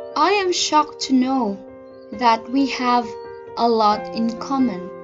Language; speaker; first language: English; non-native, local second language; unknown